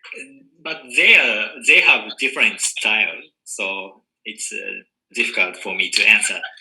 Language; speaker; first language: English; non-native, learner; Japanese